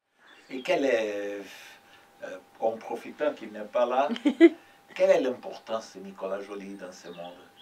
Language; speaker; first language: French; non-native, learner; Portuguese